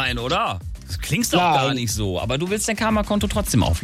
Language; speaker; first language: German; native; German